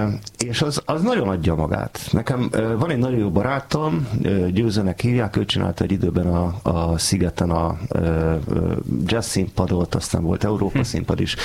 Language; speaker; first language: Hungarian; native; Hungarian